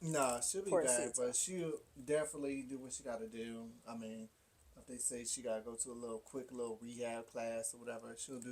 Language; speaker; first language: English; native; English